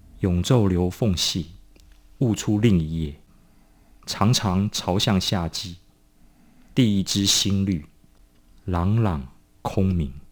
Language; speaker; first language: Chinese; native; Chinese